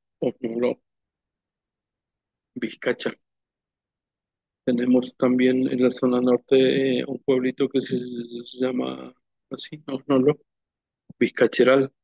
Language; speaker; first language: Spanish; non-native, local second language; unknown